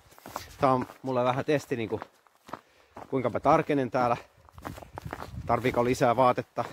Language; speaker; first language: Finnish; native; Finnish